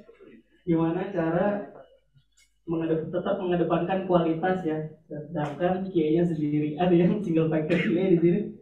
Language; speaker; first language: Indonesian; native; Indonesian